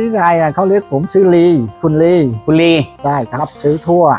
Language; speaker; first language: Thai; non-native, learner; Vietnamese